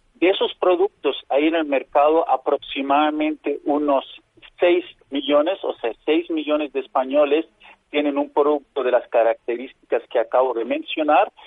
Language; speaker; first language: Spanish; non-native, fluent; German